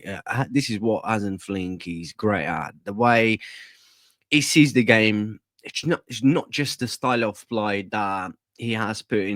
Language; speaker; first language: English; non-native, fluent; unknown